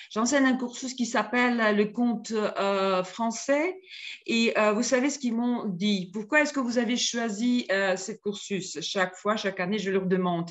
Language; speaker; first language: French; non-native, fluent; Georgian